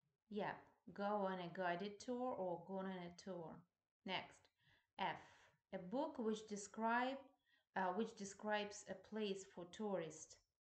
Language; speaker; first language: English; non-native, fluent; Ukrainian